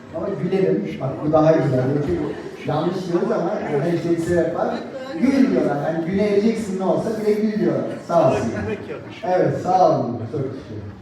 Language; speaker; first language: Turkish; native; Turkish